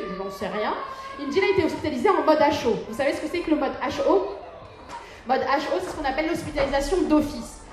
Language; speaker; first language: French; early bilingual, other home language; Arabic